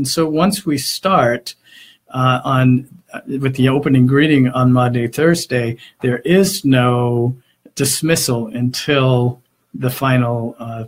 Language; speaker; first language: English; native; English